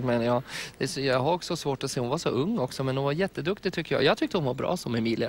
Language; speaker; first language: Swedish; native; Swedish